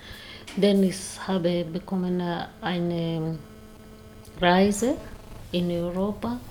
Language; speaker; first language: German; non-native, learner; Swahili